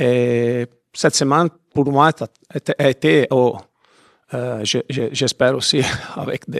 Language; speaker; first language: French; non-native, fluent; Italian